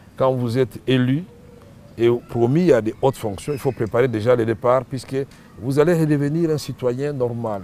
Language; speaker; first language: French; non-native, local second language; Swahili